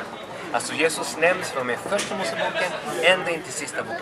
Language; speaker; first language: Swedish; non-native, fluent; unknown